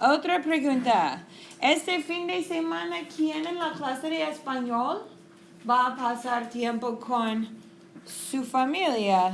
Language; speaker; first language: Spanish; non-native, fluent; English